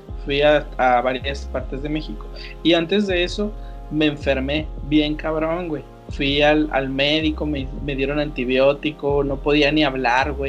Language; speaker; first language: Spanish; native; Spanish